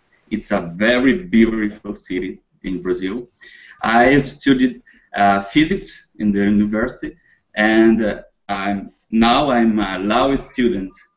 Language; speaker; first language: English; non-native, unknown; Portuguese